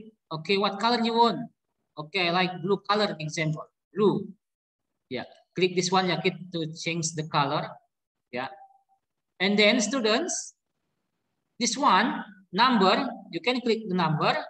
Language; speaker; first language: English; non-native, learner; Indonesian